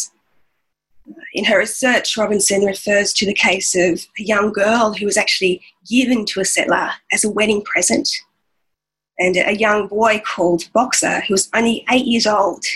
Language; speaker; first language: English; native; English